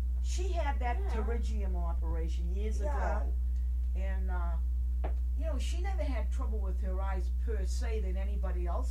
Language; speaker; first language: English; early bilingual, other home language; Armenian